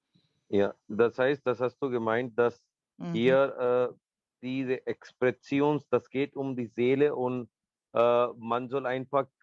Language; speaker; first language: German; non-native, learner; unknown